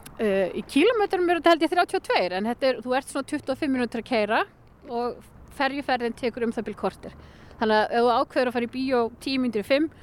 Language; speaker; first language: Icelandic; native; Icelandic